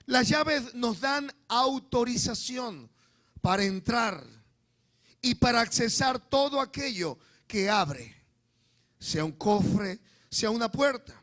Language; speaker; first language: Spanish; native; Spanish